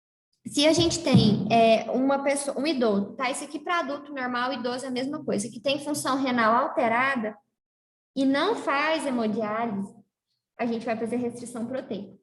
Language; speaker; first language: Portuguese; native; Portuguese